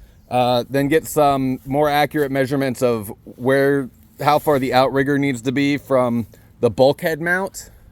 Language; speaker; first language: English; native; English